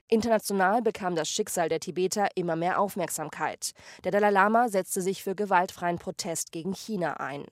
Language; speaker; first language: German; native; German